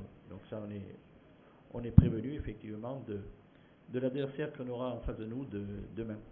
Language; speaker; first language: French; native; French